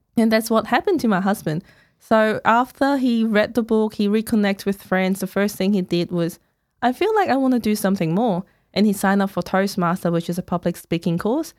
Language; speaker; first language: English; non-native, fluent; Cantonese